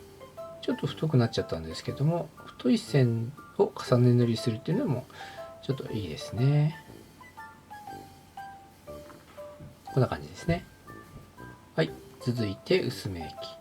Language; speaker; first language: Japanese; native; Japanese